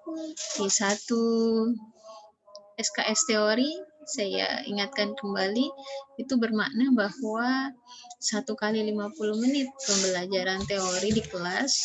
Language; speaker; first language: Indonesian; native; Indonesian